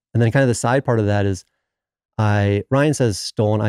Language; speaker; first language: English; native; English